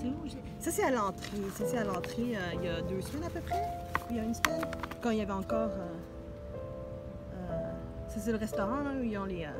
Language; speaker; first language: French; non-native, fluent; Spanish